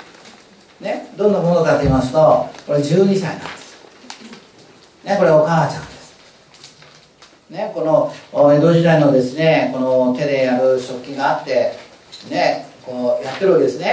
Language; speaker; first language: Japanese; native; Japanese